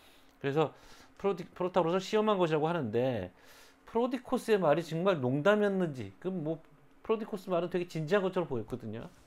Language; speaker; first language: Korean; native; Korean